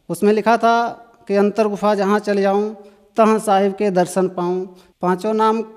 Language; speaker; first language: Hindi; native; Hindi